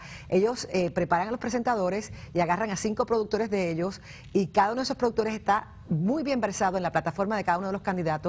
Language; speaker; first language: Spanish; native; Spanish